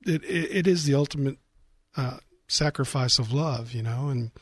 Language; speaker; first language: English; native; English